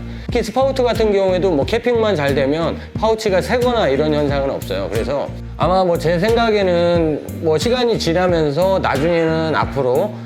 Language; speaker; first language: Korean; native; Korean